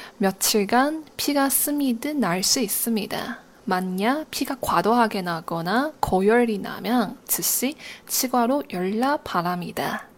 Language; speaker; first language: Korean; non-native, fluent; Chinese